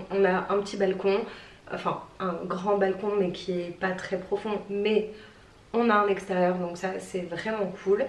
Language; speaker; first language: French; native; French